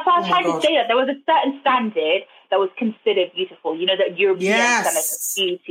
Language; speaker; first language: English; non-native, fluent; German